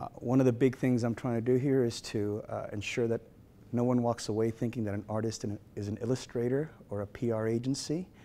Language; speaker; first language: English; native; English